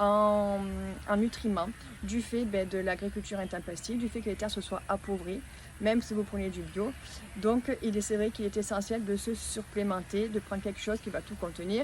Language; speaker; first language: French; native; French